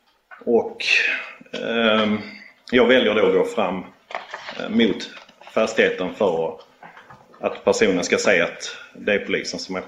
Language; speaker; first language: Swedish; native; Swedish